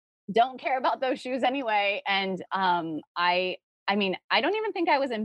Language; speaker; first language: English; native; English